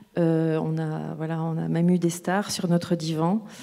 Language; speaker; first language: French; native; French